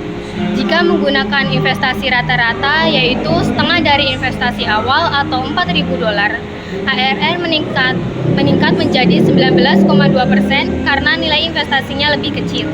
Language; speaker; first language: Indonesian; native; Indonesian